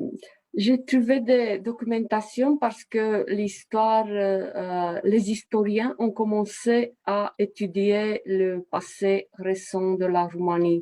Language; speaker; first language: French; non-native, fluent; Romanian